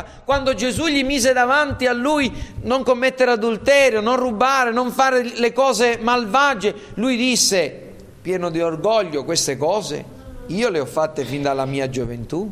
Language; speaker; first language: Italian; native; Italian